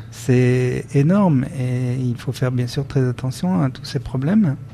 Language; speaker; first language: French; native; French